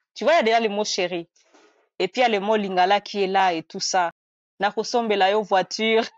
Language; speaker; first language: French; non-native, local second language; Nande